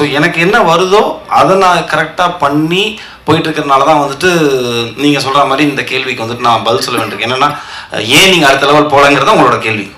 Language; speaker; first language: Tamil; native; Tamil